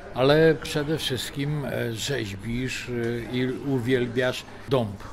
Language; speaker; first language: Polish; native; Polish